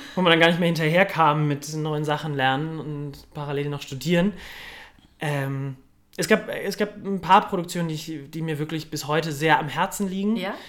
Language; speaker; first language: German; native; German